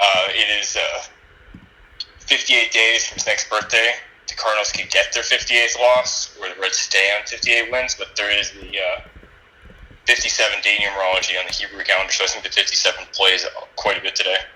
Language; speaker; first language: English; native; English